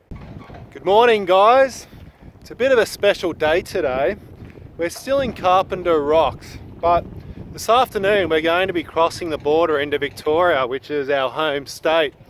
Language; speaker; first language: English; native; English